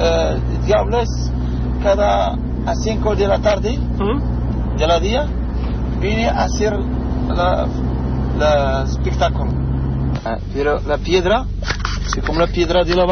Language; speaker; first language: Spanish; non-native, learner; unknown